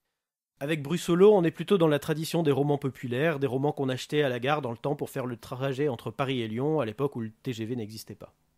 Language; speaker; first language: French; native; French